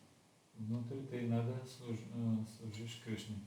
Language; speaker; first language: Russian; non-native, learner; Bulgarian